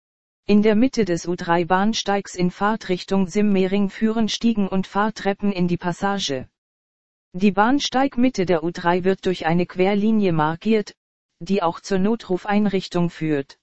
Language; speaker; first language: German; native; German